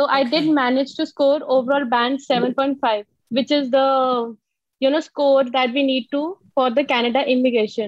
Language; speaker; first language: English; non-native, local second language; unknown